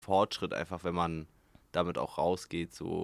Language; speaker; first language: German; native; German